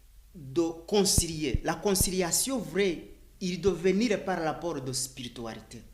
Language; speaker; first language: French; non-native, learner; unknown